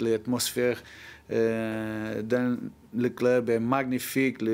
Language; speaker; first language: French; non-native, learner; Portuguese